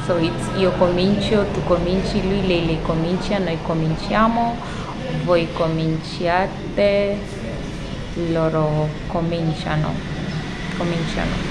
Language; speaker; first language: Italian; non-native, learner; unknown